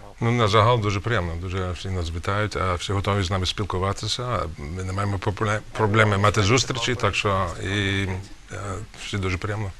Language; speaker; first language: Ukrainian; early bilingual, heritage; Ukrainian